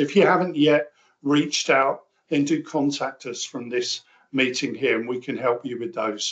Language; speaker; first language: English; native; English